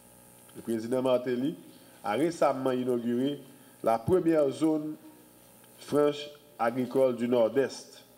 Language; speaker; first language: French; non-native, local second language; Haitian Creole